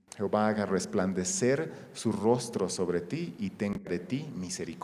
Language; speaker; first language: Spanish; native; Spanish